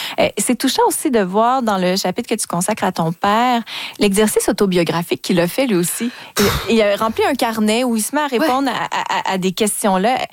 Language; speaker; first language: French; native; French